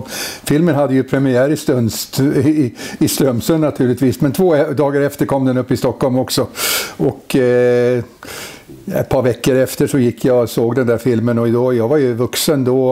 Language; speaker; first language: Swedish; native; Swedish